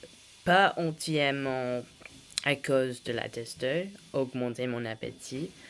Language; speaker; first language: French; non-native, learner; English